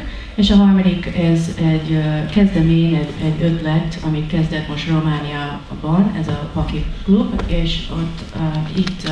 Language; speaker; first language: Hungarian; non-native, learner; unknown